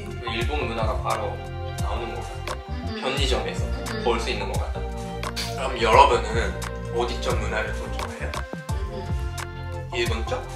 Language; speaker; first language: Korean; non-native, fluent; Japanese